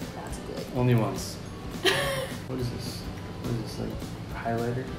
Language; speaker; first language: English; native; English